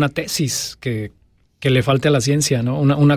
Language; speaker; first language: Spanish; native; Spanish